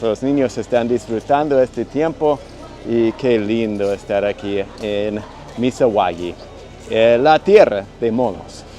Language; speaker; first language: Spanish; non-native, fluent; English